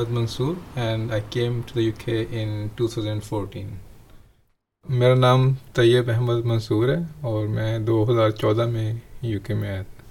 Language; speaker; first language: English; non-native, local second language; Punjabi